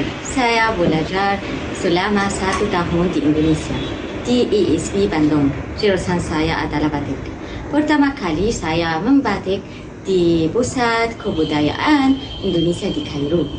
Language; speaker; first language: Indonesian; non-native, learner; Arabic